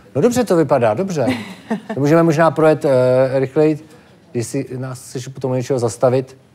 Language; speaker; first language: Czech; native; Czech